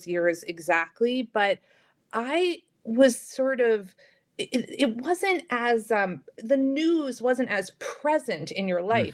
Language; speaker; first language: English; native; English